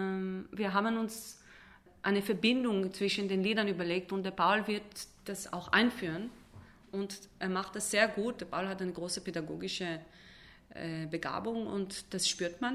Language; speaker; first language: German; non-native, fluent; Hebrew